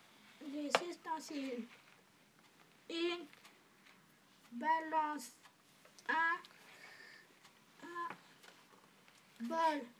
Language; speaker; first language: French; native; French